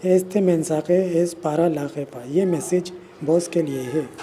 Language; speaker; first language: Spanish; non-native, learner; Urdu